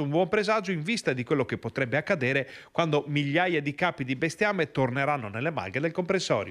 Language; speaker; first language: Italian; native; Italian